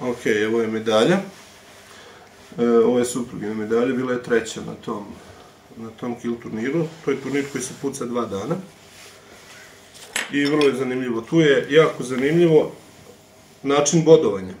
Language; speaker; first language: Serbian; native; Serbian